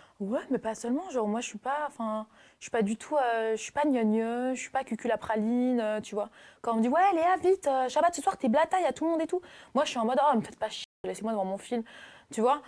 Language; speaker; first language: French; native; French